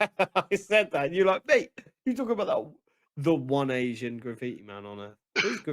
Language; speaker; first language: English; native; English